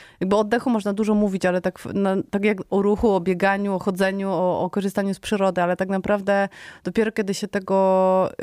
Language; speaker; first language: Polish; native; Polish